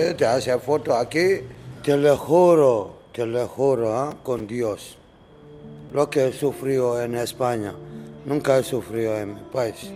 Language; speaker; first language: Spanish; non-native, learner; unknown